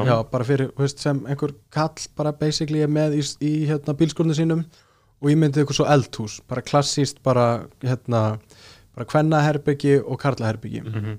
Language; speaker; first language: Icelandic; early bilingual, other home language; Portuguese